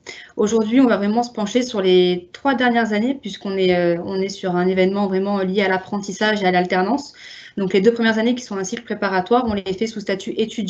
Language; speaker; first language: French; native; French